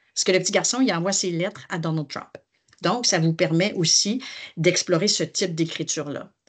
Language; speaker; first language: French; native; French